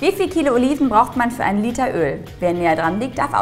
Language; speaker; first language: German; native; German